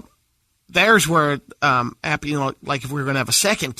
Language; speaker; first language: English; native; English